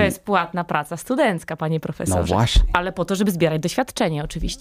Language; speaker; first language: Polish; native; Polish